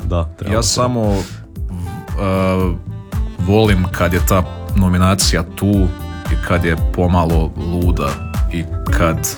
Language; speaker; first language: Serbian; native; Serbian